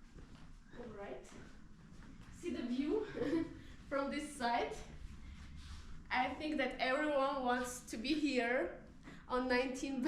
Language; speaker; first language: English; non-native, learner; Armenian